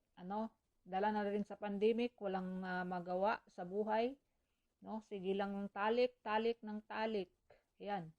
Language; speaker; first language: Filipino; non-native, local second language; Cebuano